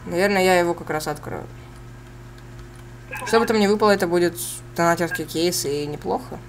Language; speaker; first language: Russian; native; Russian